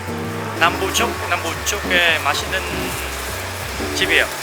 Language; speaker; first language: Korean; non-native, fluent; Vietnamese